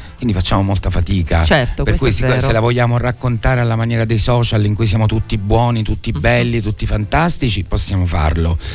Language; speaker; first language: Italian; native; Italian